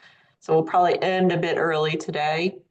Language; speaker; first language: English; native; English